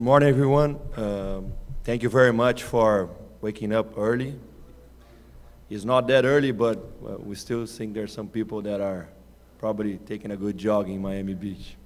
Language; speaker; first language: English; non-native, fluent; Portuguese